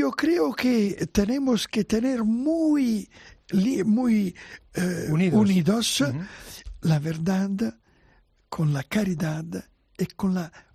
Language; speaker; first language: Spanish; non-native, fluent; Italian